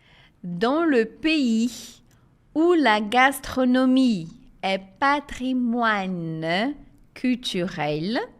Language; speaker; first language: French; non-native, fluent; Portuguese